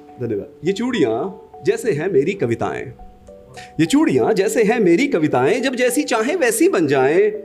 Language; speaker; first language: Hindi; native; Hindi